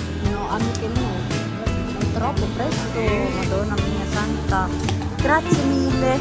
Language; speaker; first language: Italian; non-native, learner; Filipino